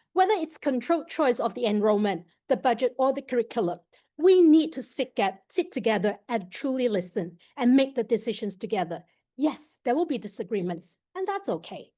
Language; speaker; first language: English; non-native, local second language; Chinese